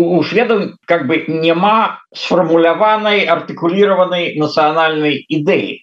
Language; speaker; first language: Belarusian; non-native, local second language; Russian